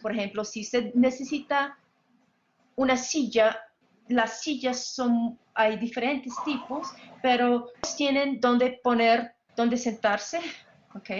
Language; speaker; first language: Spanish; non-native, fluent; English